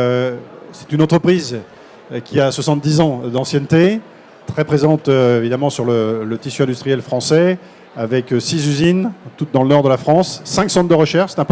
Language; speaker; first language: French; native; French